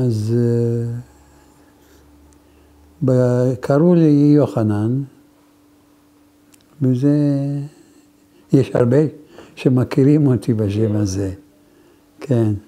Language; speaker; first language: Hebrew; non-native, fluent; Arabic